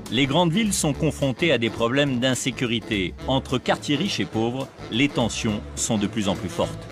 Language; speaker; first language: French; native; French